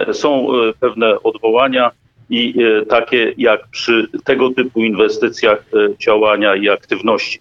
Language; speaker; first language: Polish; native; Polish